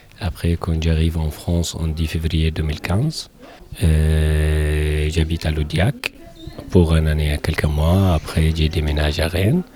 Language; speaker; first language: French; non-native, learner; Arabic